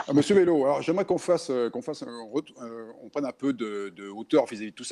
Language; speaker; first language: French; native; French